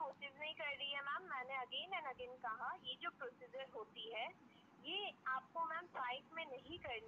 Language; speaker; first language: Hindi; native; Hindi